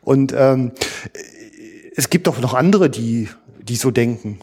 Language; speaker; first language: German; native; German